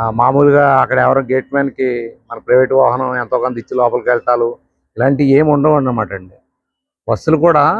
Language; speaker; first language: Telugu; native; Telugu